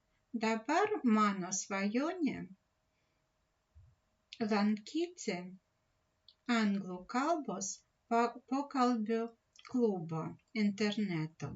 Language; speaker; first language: Lithuanian; non-native, learner; Russian